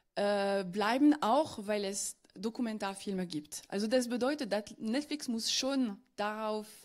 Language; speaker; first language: German; non-native, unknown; French